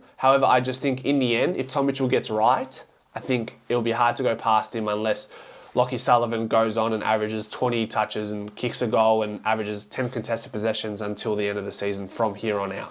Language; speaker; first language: English; native; English